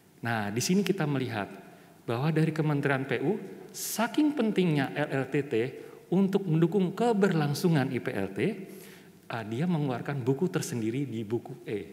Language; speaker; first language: Indonesian; native; Indonesian